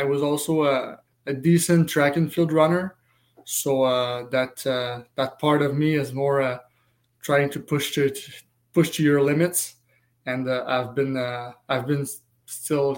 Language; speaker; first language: English; non-native, fluent; French